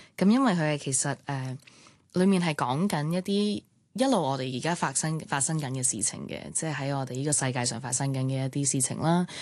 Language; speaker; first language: Cantonese; early bilingual, heritage; Cantonese